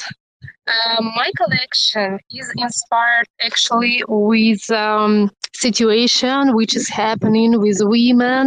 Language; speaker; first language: English; non-native, learner; Russian